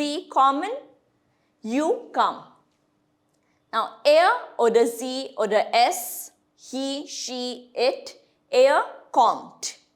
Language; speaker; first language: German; non-native, fluent; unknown